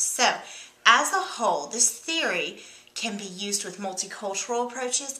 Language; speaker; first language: English; native; English